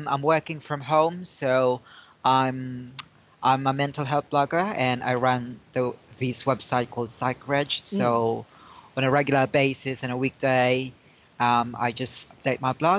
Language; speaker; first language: English; non-native, local second language; Filipino